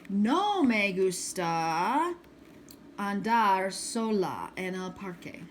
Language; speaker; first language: Spanish; non-native, fluent; English